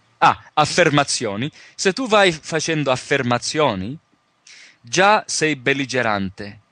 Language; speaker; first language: Italian; early bilingual, heritage; Italian